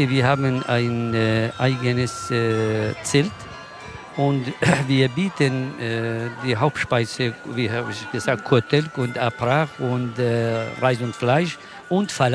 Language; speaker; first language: German; non-native, learner; Kurdish